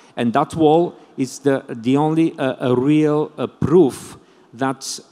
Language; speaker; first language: English; non-native, fluent; Bulgarian